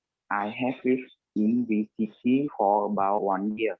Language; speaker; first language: English; non-native, learner; Vietnamese